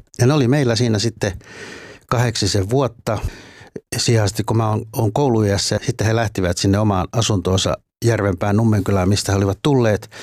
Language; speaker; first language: Finnish; native; Finnish